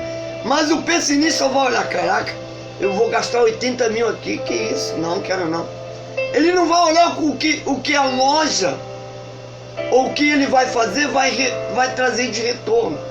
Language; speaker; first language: Portuguese; native; Portuguese